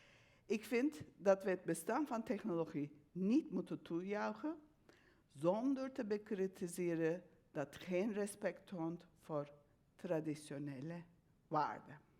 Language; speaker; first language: Dutch; non-native, fluent; Turkish